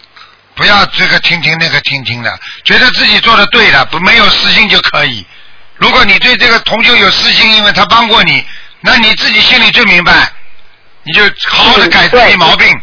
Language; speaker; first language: Chinese; native; Chinese